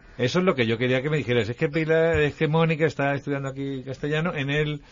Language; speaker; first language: Spanish; native; Spanish